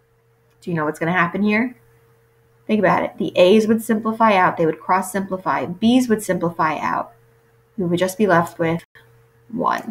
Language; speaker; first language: English; native; English